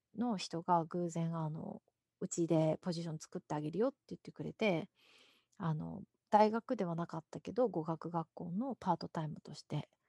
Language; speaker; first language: Japanese; native; Japanese